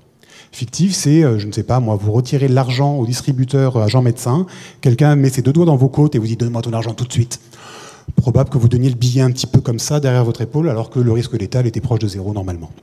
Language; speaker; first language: French; native; French